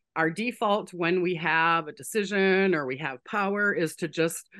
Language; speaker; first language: English; native; English